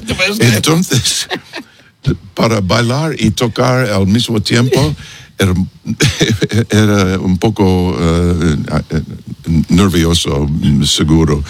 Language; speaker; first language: Spanish; non-native, learner; English